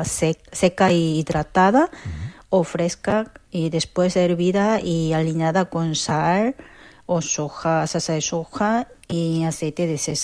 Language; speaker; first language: Spanish; non-native, fluent; Korean